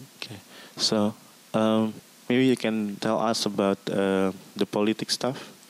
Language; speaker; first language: English; non-native, learner; Indonesian